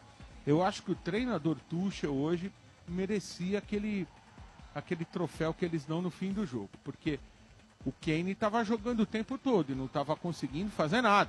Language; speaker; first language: Portuguese; native; Portuguese